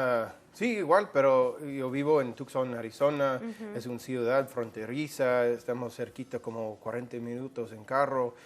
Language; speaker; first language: Spanish; non-native, fluent; English